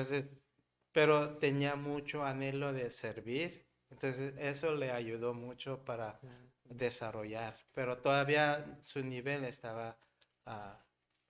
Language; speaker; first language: Spanish; non-native, learner; Korean